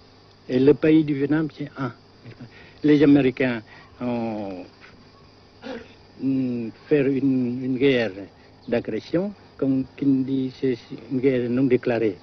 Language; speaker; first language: French; non-native, fluent; Vietnamese